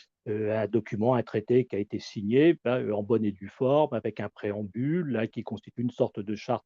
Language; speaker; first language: French; native; French